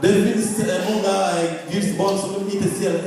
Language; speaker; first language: Swedish; non-native, fluent; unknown